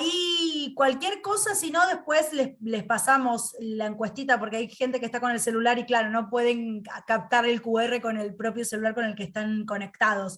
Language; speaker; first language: Spanish; native; Spanish